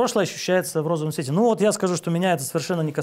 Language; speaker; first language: Russian; native; Russian